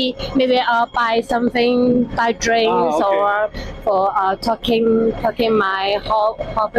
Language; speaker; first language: English; non-native, learner; Cantonese